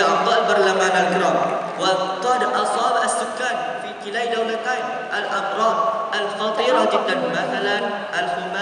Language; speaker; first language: Arabic; non-native, learner; Malay